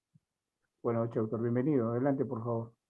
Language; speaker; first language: Spanish; native; Spanish